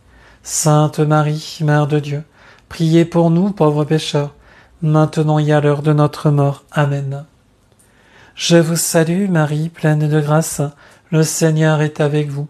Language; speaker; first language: French; native; French